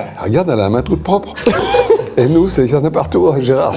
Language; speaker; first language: French; native; French